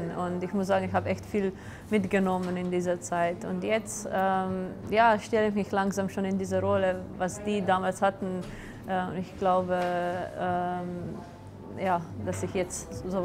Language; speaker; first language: German; non-native, fluent; Slovenian